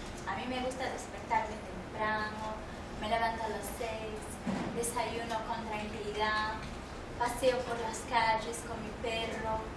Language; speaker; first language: Spanish; non-native, fluent; Portuguese